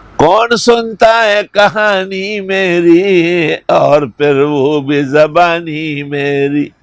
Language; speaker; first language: Urdu; non-native, local second language; Pashto